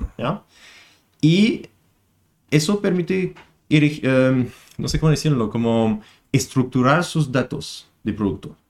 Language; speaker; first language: Spanish; non-native, fluent; French